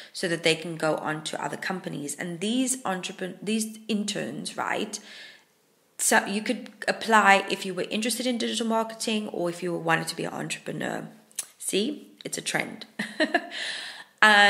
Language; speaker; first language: English; native; English